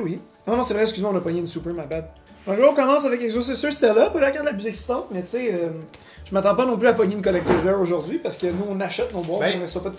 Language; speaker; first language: French; native; French